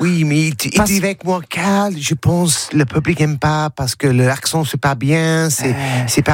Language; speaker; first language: French; non-native, learner; English